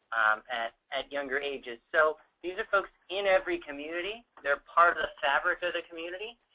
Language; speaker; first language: English; native; English